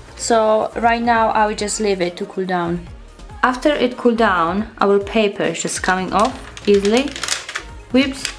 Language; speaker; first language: English; non-native, learner; Polish